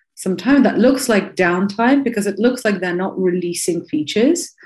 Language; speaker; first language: English; non-native, fluent; Russian